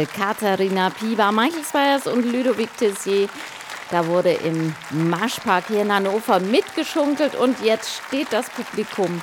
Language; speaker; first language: German; native; German